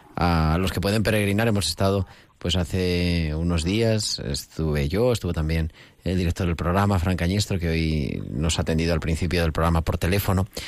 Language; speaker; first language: Spanish; native; Spanish